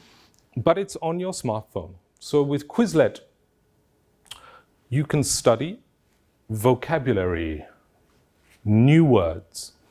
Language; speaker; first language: English; non-native, fluent; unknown